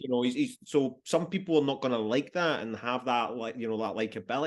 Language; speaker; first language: English; native; English